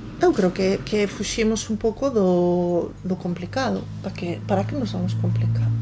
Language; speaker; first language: Galician; native; Galician